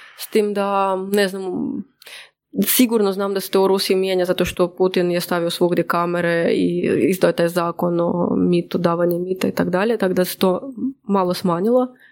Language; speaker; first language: Croatian; non-native, fluent; Russian